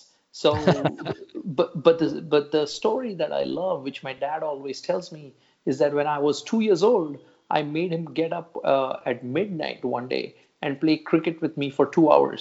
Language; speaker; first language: English; non-native, local second language; Marathi